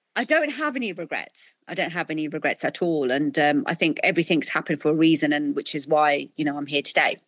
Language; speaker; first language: English; native; English